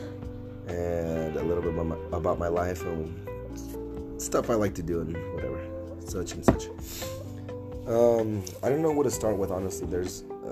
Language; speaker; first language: English; native; English